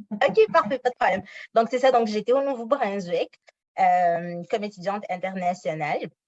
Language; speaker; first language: French; non-native, local second language; Arabic